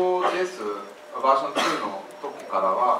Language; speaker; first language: Japanese; non-native, fluent; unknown